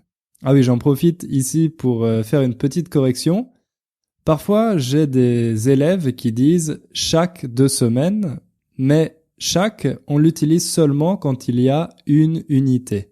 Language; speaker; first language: French; native; French